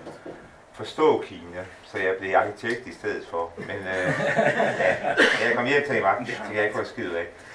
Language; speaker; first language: Danish; native; Danish